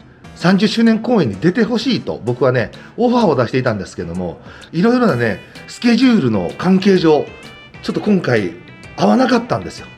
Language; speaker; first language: Japanese; native; Japanese